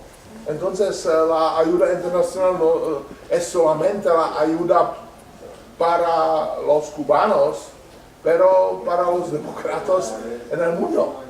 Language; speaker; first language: Spanish; non-native, learner; Czech